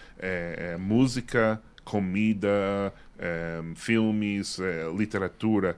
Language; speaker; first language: Portuguese; non-native, fluent; English